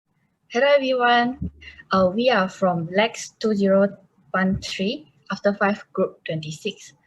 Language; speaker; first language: English; non-native, local second language; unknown